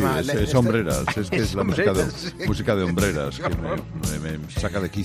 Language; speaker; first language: Spanish; native; Spanish